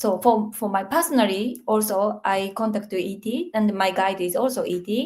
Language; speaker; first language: English; non-native, learner; Japanese